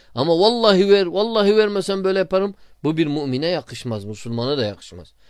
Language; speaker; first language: Turkish; non-native, fluent; Arabic